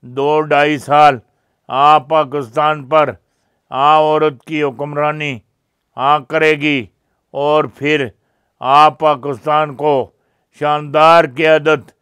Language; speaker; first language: Urdu; non-native, local second language; Punjabi